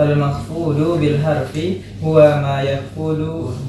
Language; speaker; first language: Arabic; non-native, learner; Indonesian